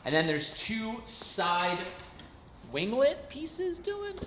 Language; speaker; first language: English; native; English